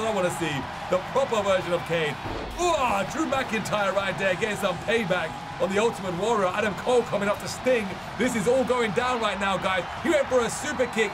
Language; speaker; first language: English; native; English